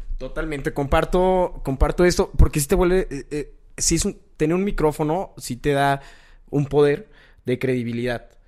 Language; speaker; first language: Spanish; native; Spanish